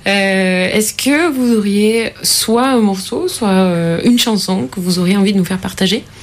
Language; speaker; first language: French; native; French